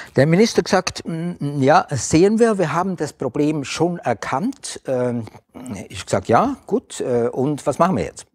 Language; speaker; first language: German; native; German